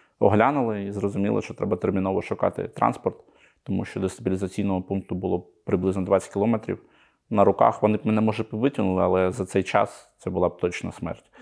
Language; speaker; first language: Ukrainian; native; Ukrainian